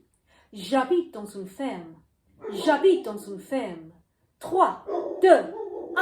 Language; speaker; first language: French; non-native, fluent; English